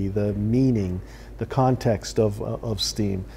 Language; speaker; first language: English; native; English